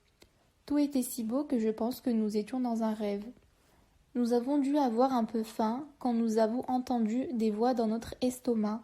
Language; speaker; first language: French; non-native, learner; Turkish